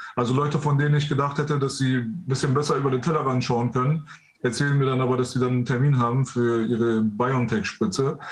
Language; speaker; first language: German; early bilingual, other home language; Persian